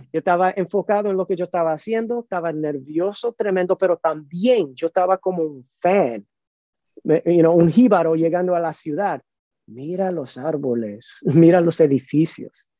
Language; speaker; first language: Spanish; early bilingual, heritage; Spanish